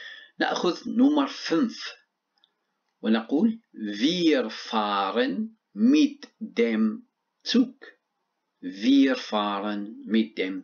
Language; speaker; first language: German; non-native, fluent; Arabic